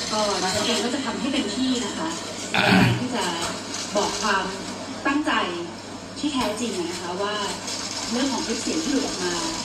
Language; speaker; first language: Thai; native; Thai